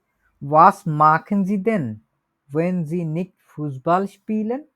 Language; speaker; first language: German; non-native, learner; Bangla